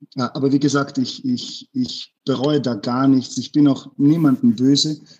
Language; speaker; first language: German; early bilingual, other home language; Bosnian